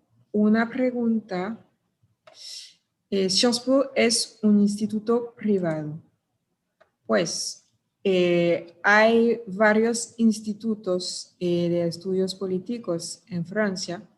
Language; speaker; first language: Spanish; non-native, fluent; French